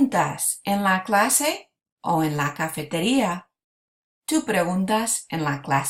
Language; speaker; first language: Spanish; non-native, fluent; English